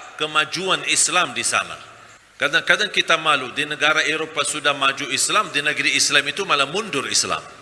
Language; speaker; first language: Malay; non-native, fluent; Arabic